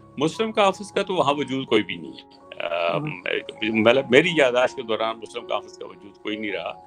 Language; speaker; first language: Urdu; native; Urdu